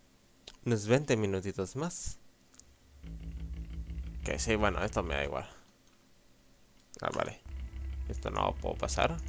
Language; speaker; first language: Spanish; native; Spanish